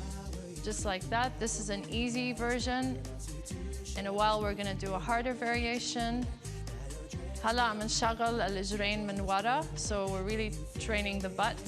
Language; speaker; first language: English; non-native, local second language; Arabic